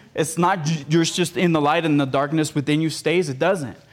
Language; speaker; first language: English; early bilingual, other home language; Spanish